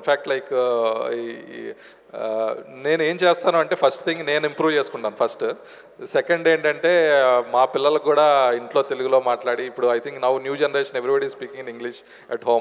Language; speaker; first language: Telugu; early bilingual, heritage; Telugu